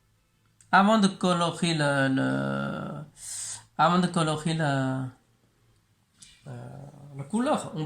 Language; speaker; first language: French; non-native, learner; Chinese